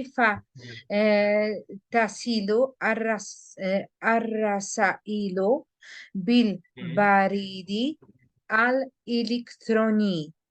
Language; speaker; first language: Arabic; non-native, learner; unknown